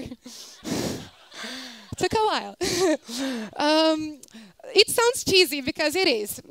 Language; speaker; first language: English; non-native, fluent; Portuguese